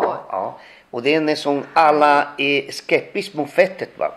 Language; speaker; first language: Swedish; non-native, fluent; Spanish